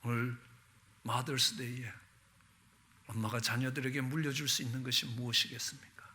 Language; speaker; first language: Korean; native; Korean